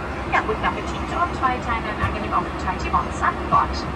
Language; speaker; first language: German; native; German